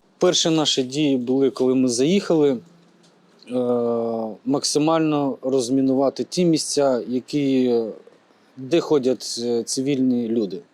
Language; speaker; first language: Ukrainian; native; Ukrainian